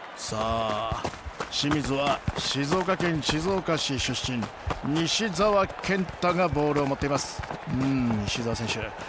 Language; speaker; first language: Japanese; native; Japanese